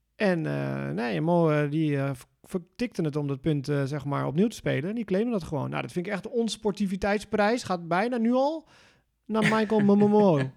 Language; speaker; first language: Dutch; native; Dutch